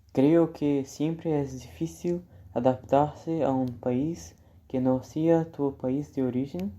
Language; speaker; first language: Spanish; non-native, learner; Portuguese